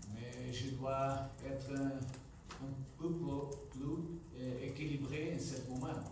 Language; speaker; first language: French; non-native, fluent; Portuguese